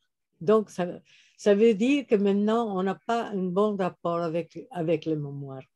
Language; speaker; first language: French; non-native, fluent; Italian